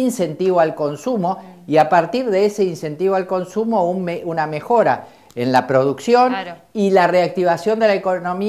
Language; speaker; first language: Spanish; native; Spanish